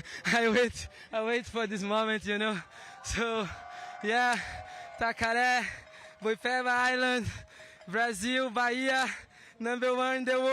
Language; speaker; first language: English; non-native, learner; Portuguese